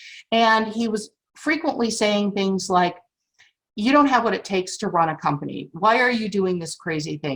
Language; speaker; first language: English; native; English